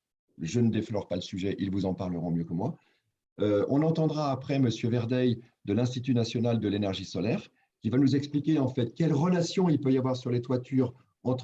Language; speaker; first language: French; native; French